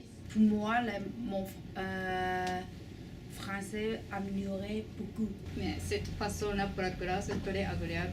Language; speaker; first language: French; non-native, learner; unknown